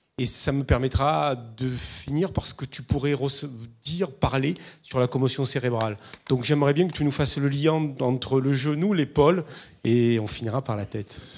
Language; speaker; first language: French; native; French